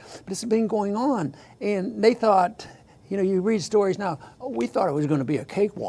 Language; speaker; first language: English; native; English